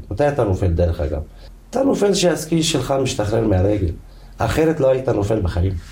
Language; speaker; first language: Hebrew; non-native, local second language; Arabic